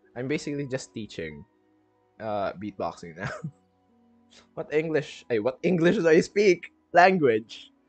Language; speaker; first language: English; non-native, local second language; Filipino